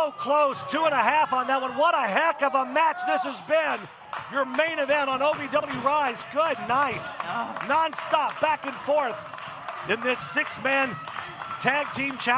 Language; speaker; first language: English; native; English